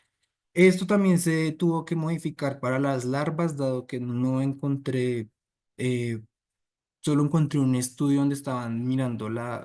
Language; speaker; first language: Spanish; native; Spanish